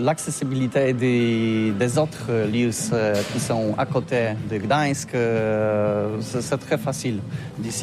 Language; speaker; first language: French; non-native, learner; Polish